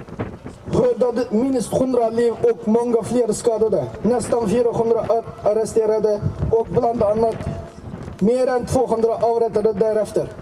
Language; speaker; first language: Swedish; non-native, learner; Uyghur